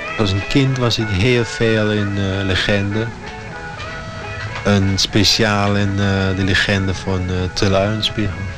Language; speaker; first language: Dutch; non-native, fluent; German